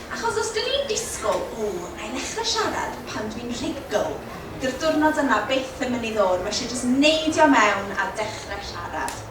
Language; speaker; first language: Welsh; native; Welsh